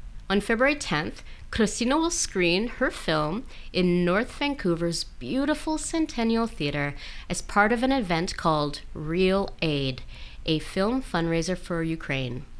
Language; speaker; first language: English; native; English